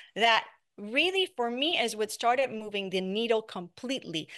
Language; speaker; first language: English; non-native, fluent; Spanish